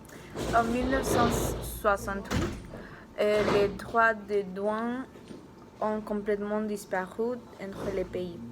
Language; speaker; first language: French; non-native, learner; Spanish